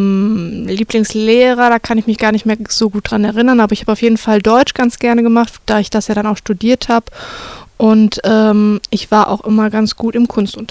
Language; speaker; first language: German; native; German